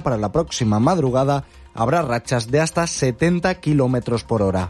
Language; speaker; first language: Spanish; native; Spanish